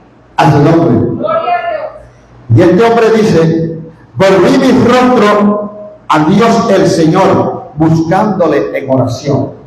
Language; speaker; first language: Spanish; native; Spanish